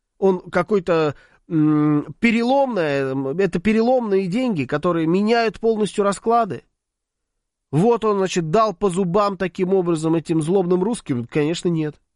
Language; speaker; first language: Russian; native; Russian